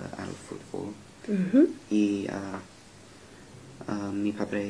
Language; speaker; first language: Spanish; non-native, learner; English